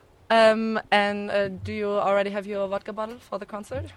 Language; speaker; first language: English; non-native, fluent; German